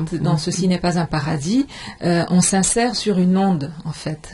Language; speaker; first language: French; non-native, fluent; Arabic